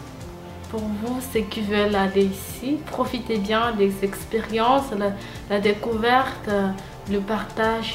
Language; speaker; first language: French; non-native, local second language; Malagasy